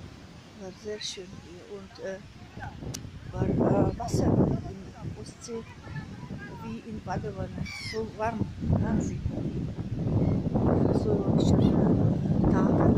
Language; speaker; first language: German; non-native, learner; Russian